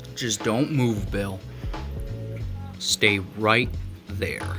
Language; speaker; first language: English; native; English